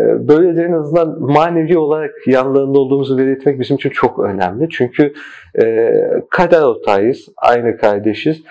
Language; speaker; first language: Turkish; early bilingual, heritage; Turkish